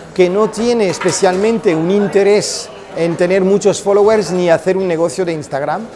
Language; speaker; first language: Spanish; early bilingual, heritage; Spanish